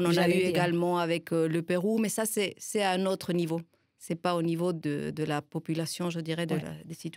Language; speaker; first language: French; non-native, fluent; Spanish